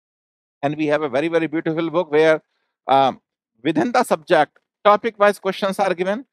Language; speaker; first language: English; non-native, local second language; Hindi